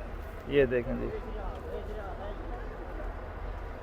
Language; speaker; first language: Hindi; native; Hindi